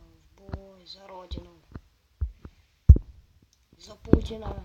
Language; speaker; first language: Russian; native; Russian